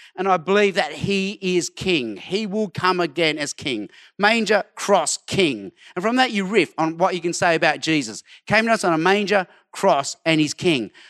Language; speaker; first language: English; native; English